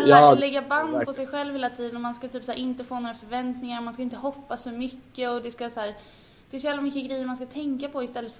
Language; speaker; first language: Swedish; native; Swedish